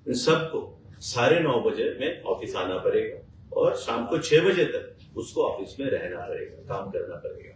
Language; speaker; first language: Hindi; non-native, local second language; Bangla